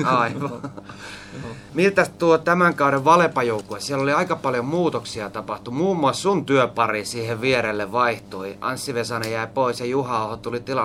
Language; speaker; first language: Finnish; native; Finnish